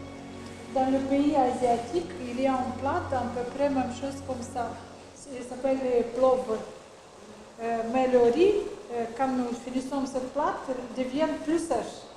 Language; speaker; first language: French; non-native, learner; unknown